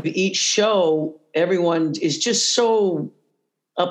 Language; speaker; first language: English; native; English